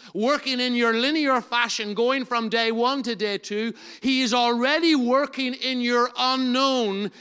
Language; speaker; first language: English; native; English